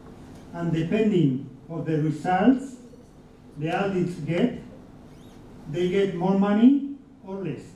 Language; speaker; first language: English; non-native, fluent; Spanish